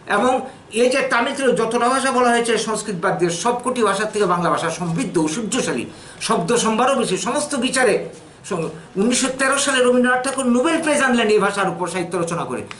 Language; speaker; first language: Bangla; native; Bangla